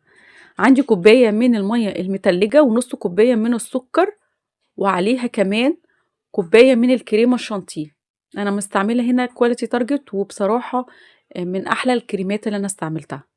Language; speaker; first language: Arabic; native; Arabic